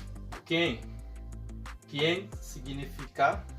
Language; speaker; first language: Portuguese; non-native, fluent; Haitian Creole